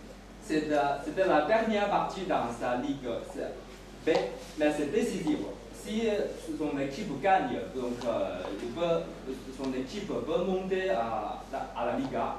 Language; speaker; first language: French; non-native, fluent; Chinese